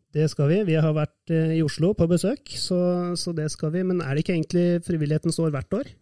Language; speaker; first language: Norwegian; native; Norwegian